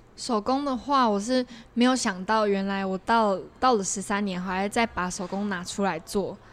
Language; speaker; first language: Chinese; non-native, local second language; Min Nan Chinese